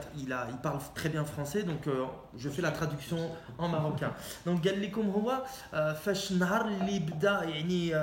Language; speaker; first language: French; native; French